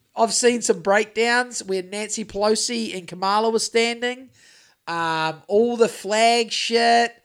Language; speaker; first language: English; native; English